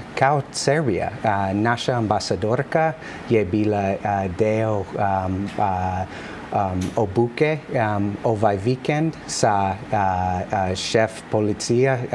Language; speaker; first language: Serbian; non-native, learner; English